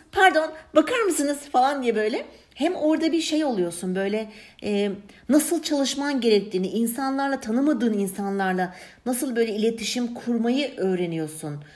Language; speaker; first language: Turkish; early bilingual, heritage; Turkish